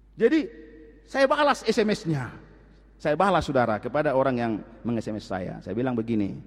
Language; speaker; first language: Indonesian; non-native, local second language; Batak Toba